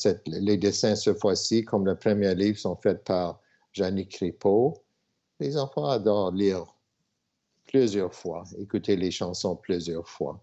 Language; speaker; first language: French; non-native, local second language; English